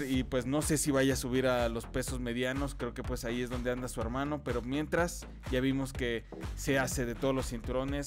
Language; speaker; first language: Spanish; native; Spanish